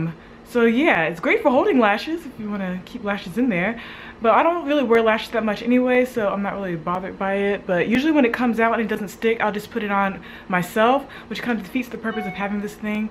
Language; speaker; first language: English; native; English